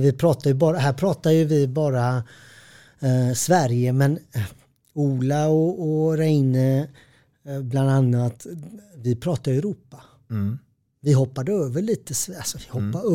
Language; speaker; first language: Swedish; early bilingual, other home language; Serbian